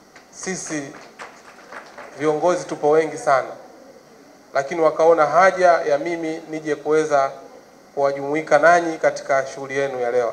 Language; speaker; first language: Swahili; native; Swahili